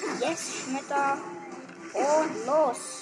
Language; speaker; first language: German; native; German